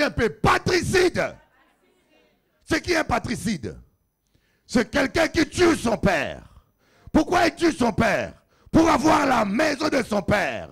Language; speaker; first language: French; non-native, local second language; Lingala